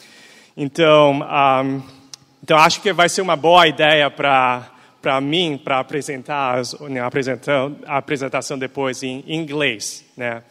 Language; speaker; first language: Portuguese; early bilingual, other home language; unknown